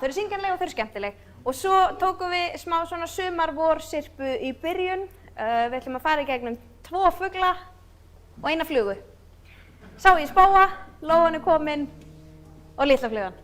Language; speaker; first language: Icelandic; native; Icelandic